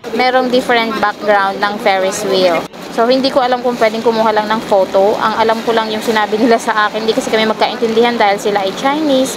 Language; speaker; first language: Filipino; native; Filipino